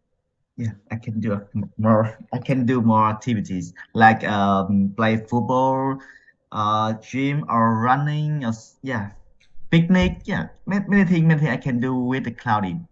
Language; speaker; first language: English; non-native, learner; Vietnamese